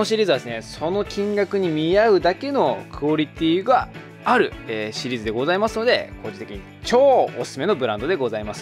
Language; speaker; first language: Japanese; native; Japanese